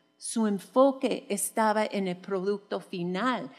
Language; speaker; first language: Spanish; non-native, fluent; English